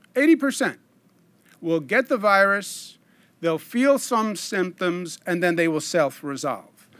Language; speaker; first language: English; native; English